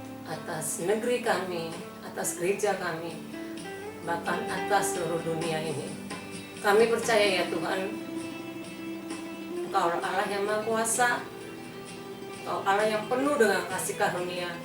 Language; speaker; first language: Indonesian; native; Indonesian